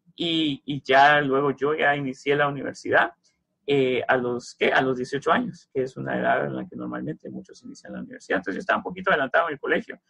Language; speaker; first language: Spanish; native; Spanish